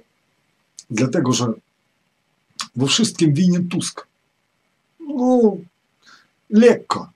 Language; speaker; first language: Polish; non-native, fluent; Ukrainian